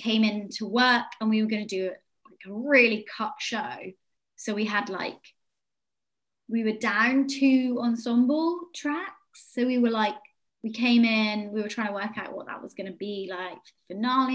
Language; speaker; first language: English; native; English